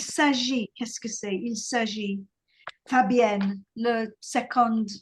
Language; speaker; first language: French; non-native, learner; English